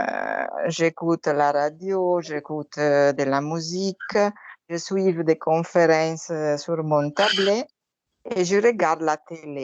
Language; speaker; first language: French; non-native, learner; Italian